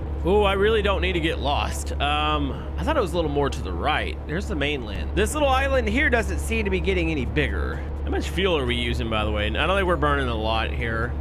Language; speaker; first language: English; native; English